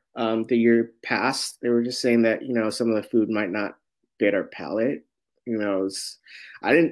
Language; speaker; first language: English; native; English